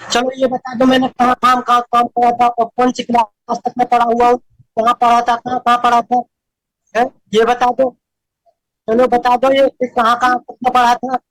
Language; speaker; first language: Hindi; native; Hindi